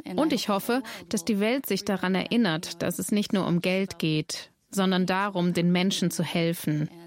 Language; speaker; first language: German; non-native, fluent; English